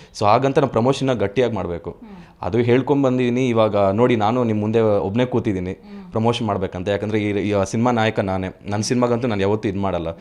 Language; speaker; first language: Kannada; native; Kannada